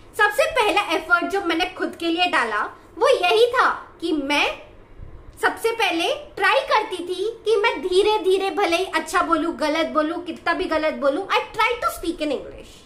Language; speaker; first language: Hindi; native; Hindi